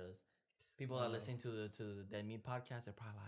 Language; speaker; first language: English; non-native, fluent; Spanish